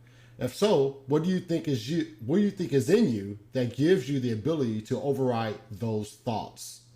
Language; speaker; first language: English; native; English